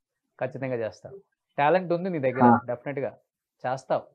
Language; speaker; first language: Telugu; native; Telugu